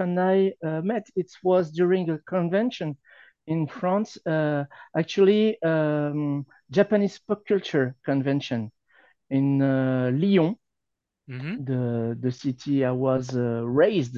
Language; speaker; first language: English; non-native, fluent; French